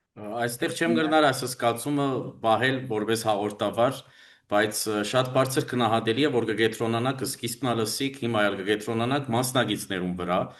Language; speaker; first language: Armenian; early bilingual, heritage; Armenian